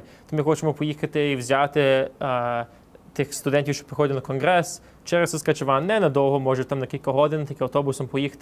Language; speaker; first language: Ukrainian; early bilingual, heritage; English